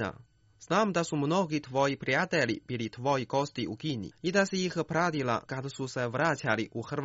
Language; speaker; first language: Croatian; non-native, fluent; Chinese